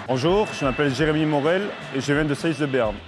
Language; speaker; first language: French; native; French